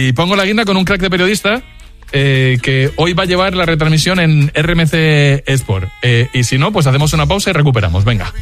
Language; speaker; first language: Spanish; native; Spanish